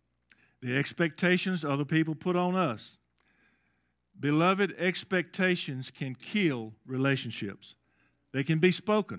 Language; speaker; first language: English; native; English